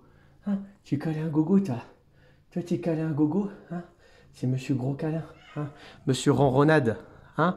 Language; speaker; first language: French; native; French